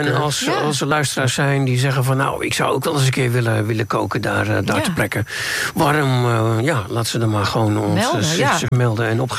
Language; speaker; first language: Dutch; native; Dutch